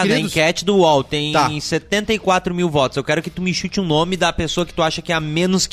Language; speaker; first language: Portuguese; native; Portuguese